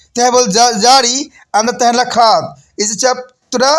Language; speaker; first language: English; non-native, local second language; Hindi